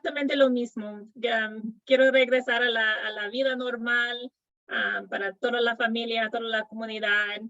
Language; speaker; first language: Spanish; non-native, fluent; English